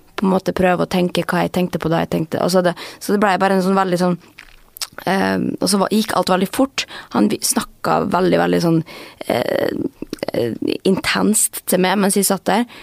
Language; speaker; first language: Norwegian; native; Norwegian